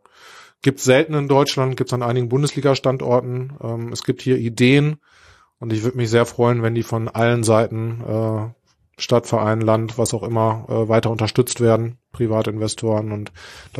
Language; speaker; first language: German; native; German